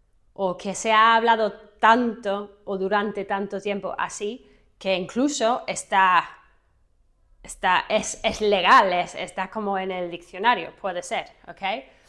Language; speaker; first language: Spanish; non-native, fluent; English